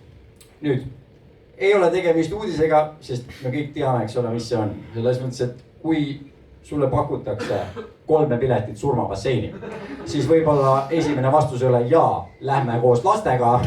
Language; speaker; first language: Estonian; native; Estonian